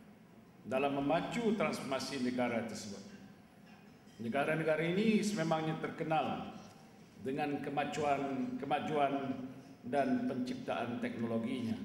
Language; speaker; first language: Malay; native; Malay